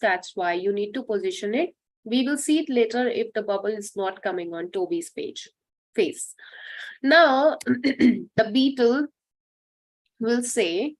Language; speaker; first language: English; non-native, local second language; Hindi